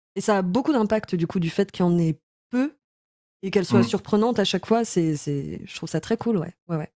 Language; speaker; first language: French; native; French